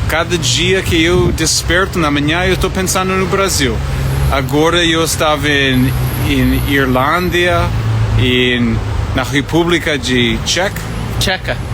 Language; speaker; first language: Portuguese; non-native, fluent; English